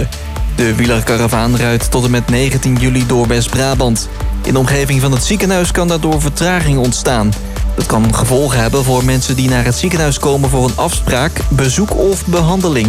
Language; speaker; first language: Dutch; native; Dutch